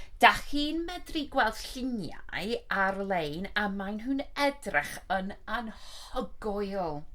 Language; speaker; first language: Welsh; non-native, fluent; English